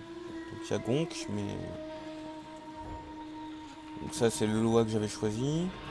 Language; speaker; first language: French; native; French